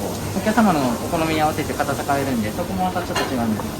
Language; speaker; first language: Japanese; native; Japanese